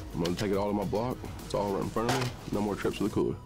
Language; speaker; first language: English; native; English